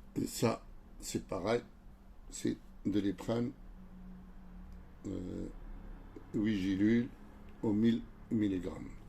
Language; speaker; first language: French; non-native, local second language; Arabic